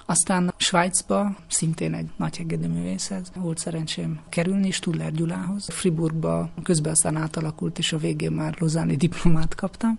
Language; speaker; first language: Hungarian; native; Hungarian